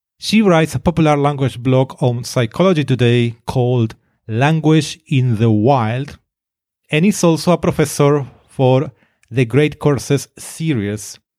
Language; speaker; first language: English; non-native, fluent; Spanish